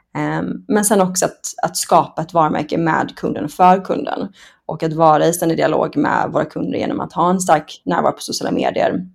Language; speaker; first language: Swedish; early bilingual, other home language; Persian